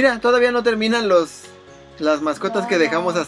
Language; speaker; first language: Spanish; native; Spanish